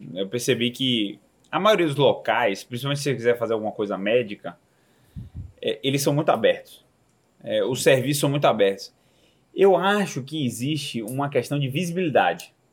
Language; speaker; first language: Portuguese; native; Portuguese